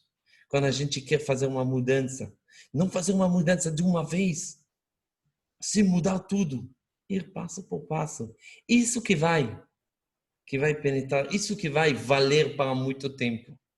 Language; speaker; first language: Portuguese; non-native, fluent; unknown